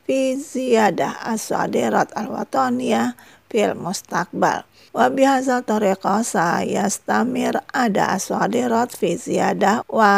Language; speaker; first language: Arabic; non-native, fluent; Indonesian